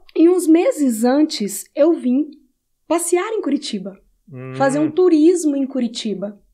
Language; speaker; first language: Portuguese; native; Portuguese